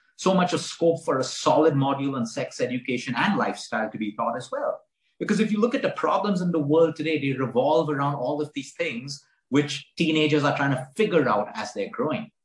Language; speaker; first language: English; non-native, local second language; Konkani